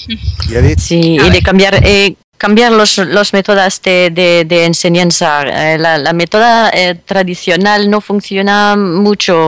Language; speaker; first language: Spanish; non-native, fluent; French